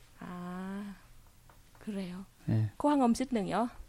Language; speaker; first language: Korean; non-native, learner; Vietnamese